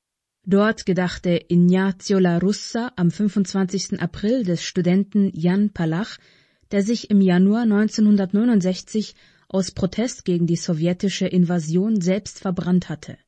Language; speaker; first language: German; native; German